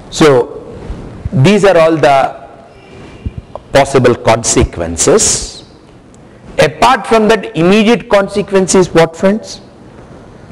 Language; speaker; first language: English; non-native, local second language; Hindi